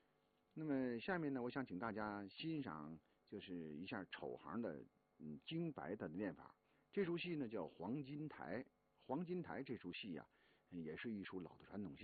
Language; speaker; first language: Chinese; native; Chinese